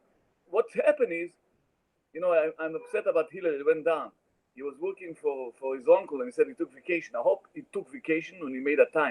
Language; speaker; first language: English; non-native, learner; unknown